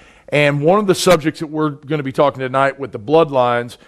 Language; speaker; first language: English; native; English